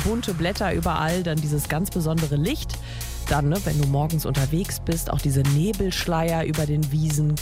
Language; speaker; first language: German; native; German